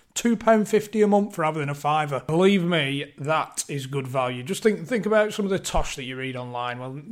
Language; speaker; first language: English; native; English